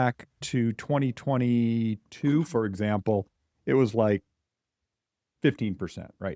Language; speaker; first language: English; native; English